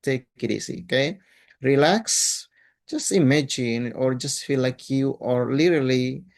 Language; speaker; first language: English; non-native, fluent; Indonesian